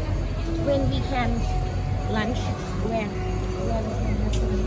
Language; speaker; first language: English; non-native, learner; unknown